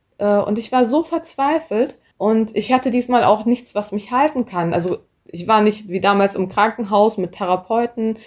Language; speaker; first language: German; early bilingual, other home language; Turkish